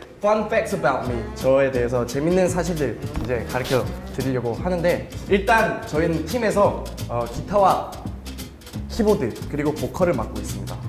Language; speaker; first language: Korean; native; Korean